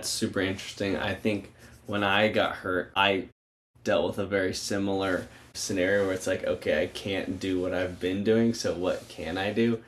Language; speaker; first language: English; native; English